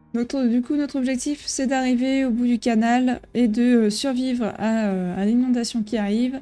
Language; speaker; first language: French; native; French